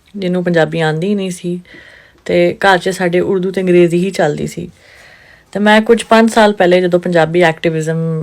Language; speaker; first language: Punjabi; non-native, local second language; Urdu